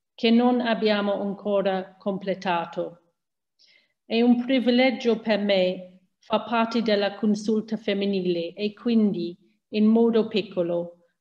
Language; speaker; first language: Italian; non-native, fluent; English